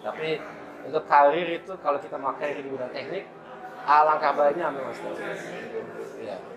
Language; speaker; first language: Indonesian; early bilingual, heritage; German